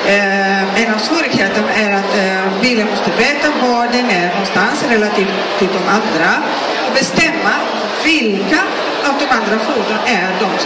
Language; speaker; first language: Swedish; non-native, fluent; Greek